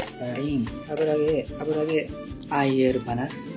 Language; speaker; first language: Indonesian; non-native, learner; Japanese